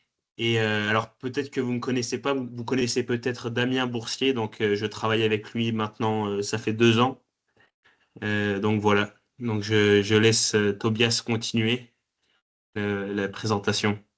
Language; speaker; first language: French; native; French